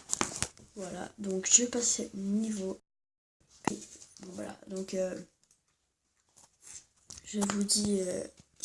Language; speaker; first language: French; native; French